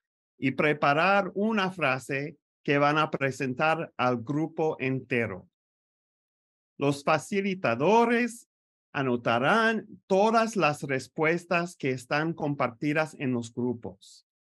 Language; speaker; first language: Spanish; non-native, fluent; French